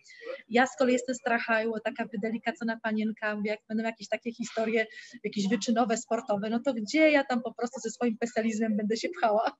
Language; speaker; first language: Polish; native; Polish